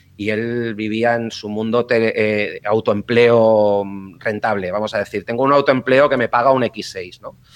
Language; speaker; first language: Spanish; native; Spanish